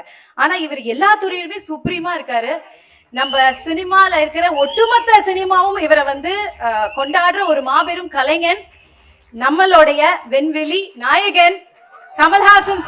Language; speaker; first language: Tamil; native; Tamil